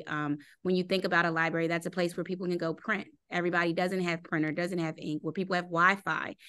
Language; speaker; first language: English; native; English